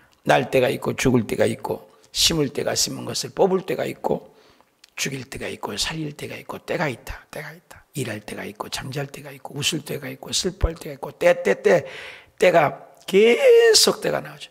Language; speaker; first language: Korean; native; Korean